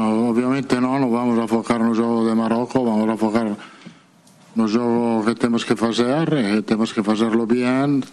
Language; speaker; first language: Portuguese; non-native, fluent; Italian